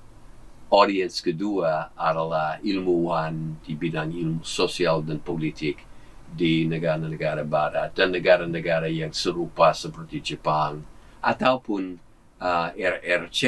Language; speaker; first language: Indonesian; non-native, fluent; English